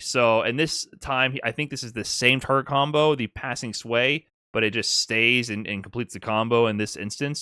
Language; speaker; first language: English; native; English